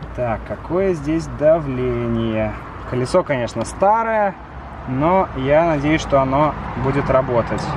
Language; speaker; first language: Russian; native; Russian